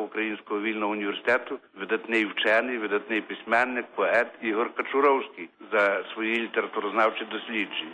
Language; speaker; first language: Ukrainian; native; Ukrainian